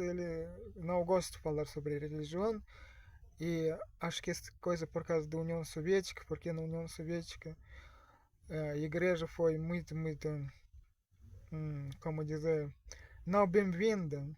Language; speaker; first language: Portuguese; non-native, learner; Russian